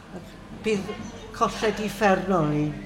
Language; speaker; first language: Welsh; non-native, fluent; English